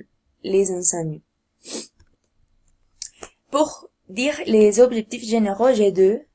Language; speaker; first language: French; non-native, learner; Spanish